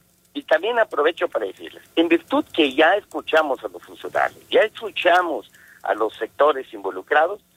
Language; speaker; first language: Spanish; native; Spanish